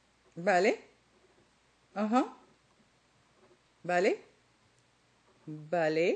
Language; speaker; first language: Persian; native; Persian